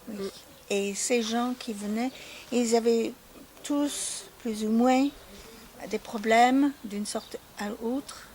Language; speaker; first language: French; non-native, fluent; English